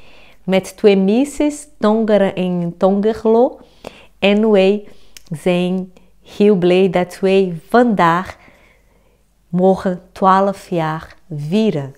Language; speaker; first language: Dutch; non-native, fluent; Portuguese